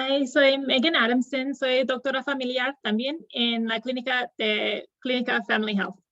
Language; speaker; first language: Spanish; non-native, fluent; English